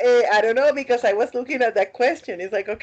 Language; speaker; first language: English; non-native, fluent; Spanish